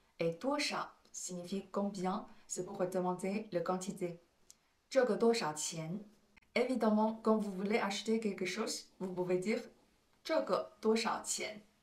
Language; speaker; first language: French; non-native, fluent; Chinese